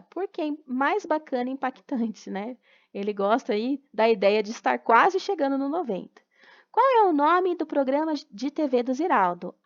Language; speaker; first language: Portuguese; native; Portuguese